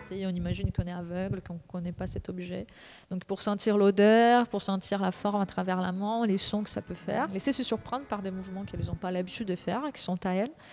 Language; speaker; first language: French; non-native, fluent; Portuguese